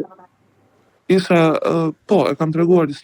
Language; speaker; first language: Albanian; native; Albanian